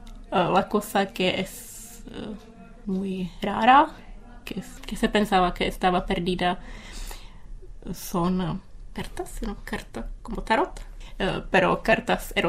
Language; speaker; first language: Spanish; non-native, learner; Czech